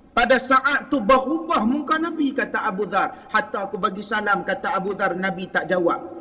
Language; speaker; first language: Malay; native; Malay